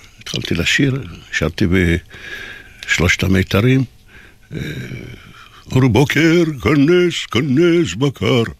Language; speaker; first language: Hebrew; non-native, fluent; Polish